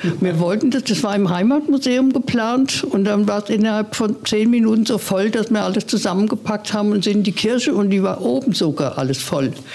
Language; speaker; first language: German; native; German